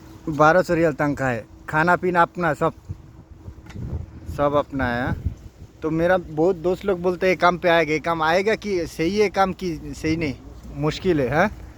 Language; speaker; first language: Hindi; non-native, learner; Bangla